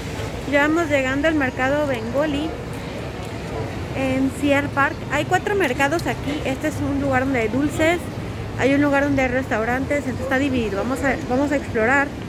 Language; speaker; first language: Spanish; native; Spanish